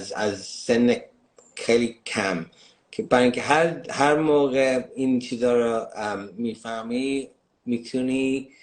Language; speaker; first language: Persian; early bilingual, other home language; English